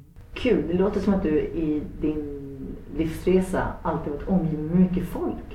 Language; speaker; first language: Swedish; native; Swedish